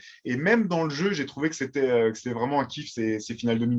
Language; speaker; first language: French; native; French